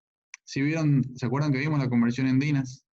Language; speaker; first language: Spanish; native; Spanish